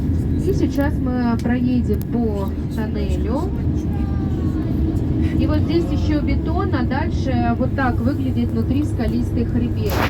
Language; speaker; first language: Russian; native; Russian